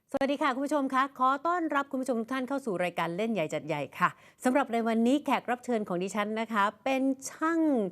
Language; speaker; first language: Thai; native; Thai